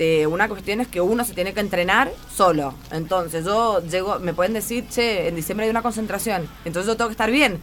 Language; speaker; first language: Spanish; native; Spanish